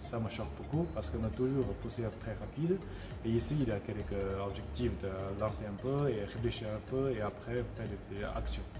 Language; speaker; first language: French; non-native, learner; Chinese